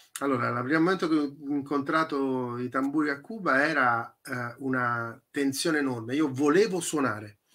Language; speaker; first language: Italian; native; Italian